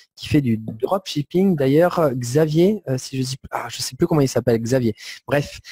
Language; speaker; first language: French; native; French